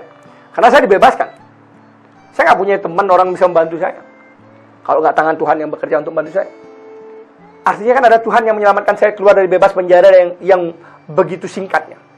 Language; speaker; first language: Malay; non-native, local second language; Balinese